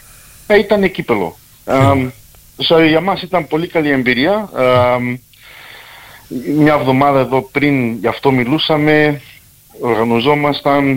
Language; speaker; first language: Greek; early bilingual, heritage; Greek